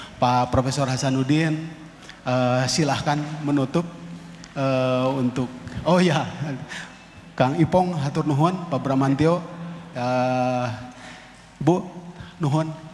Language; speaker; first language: Indonesian; non-native, local second language; Sundanese